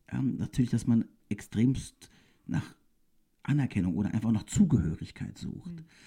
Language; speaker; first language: German; native; German